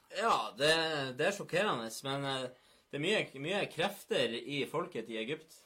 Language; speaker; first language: Norwegian; native; Norwegian